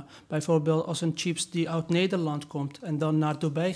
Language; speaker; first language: Dutch; non-native, fluent; Persian